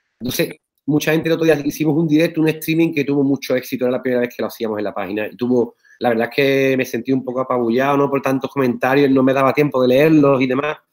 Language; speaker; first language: Spanish; native; Spanish